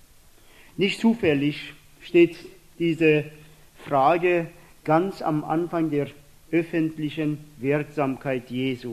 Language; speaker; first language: German; non-native, fluent; Persian